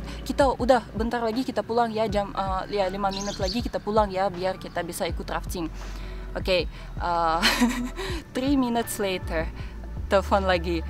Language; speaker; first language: Indonesian; non-native, fluent; Russian